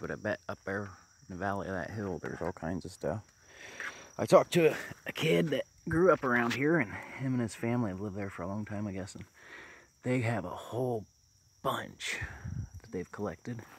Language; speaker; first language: English; native; English